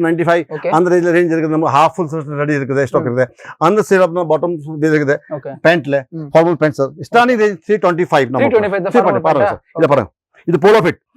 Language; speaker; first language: Tamil; non-native, local second language; Kannada